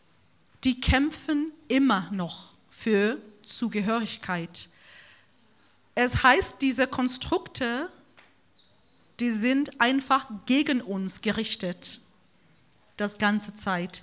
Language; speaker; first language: German; non-native, fluent; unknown